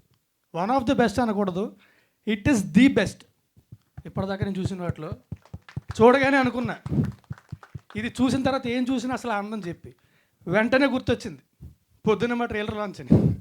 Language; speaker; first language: Telugu; native; Telugu